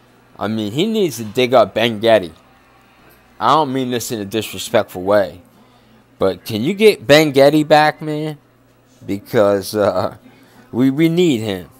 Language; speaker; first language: English; native; English